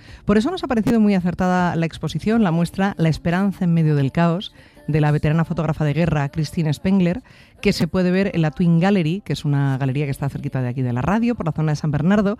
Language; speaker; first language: Spanish; native; Spanish